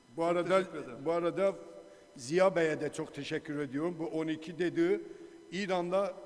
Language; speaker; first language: Turkish; non-native, fluent; Persian